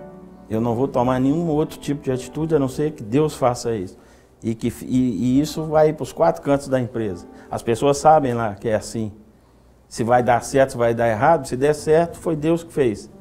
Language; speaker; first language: Portuguese; native; Portuguese